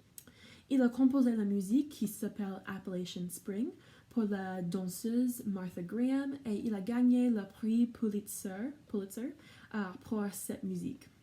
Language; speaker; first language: French; non-native, learner; English